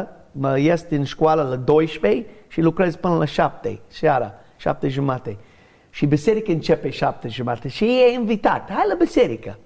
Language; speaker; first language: Romanian; non-native, learner; English